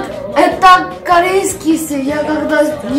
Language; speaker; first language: Russian; non-native, learner; Korean